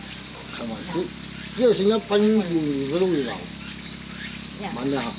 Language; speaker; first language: Chinese; native; Chinese